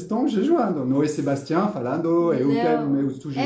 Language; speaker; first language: Portuguese; non-native, fluent; French